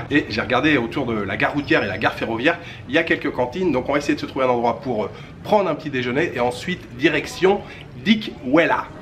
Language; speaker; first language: French; native; French